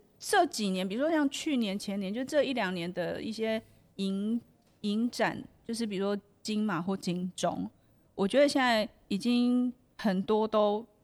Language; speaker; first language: Chinese; native; Chinese